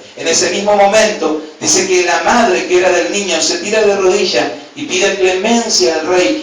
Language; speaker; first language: Spanish; native; Spanish